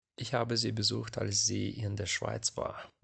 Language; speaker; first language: German; non-native, fluent; Ukrainian